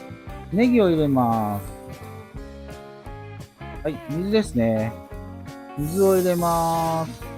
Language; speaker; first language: Japanese; native; Japanese